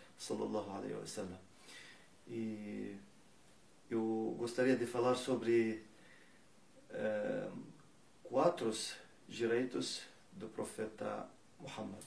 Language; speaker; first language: Portuguese; non-native, learner; Persian